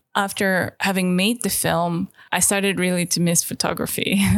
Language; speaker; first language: English; non-native, fluent; Russian